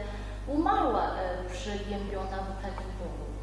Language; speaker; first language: Polish; non-native, learner; Chinese